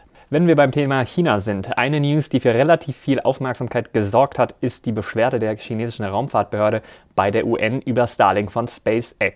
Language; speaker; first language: German; native; German